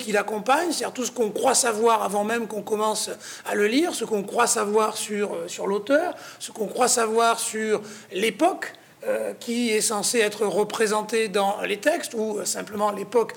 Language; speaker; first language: French; native; French